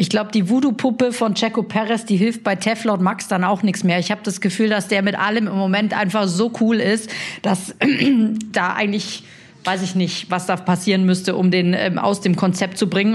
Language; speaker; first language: German; native; German